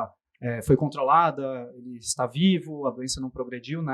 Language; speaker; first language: Portuguese; native; Portuguese